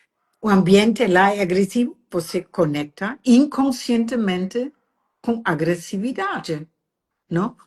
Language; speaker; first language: Portuguese; non-native, fluent; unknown